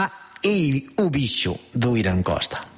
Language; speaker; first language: Portuguese; native; Portuguese